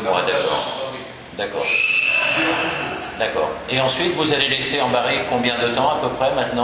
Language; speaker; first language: French; native; French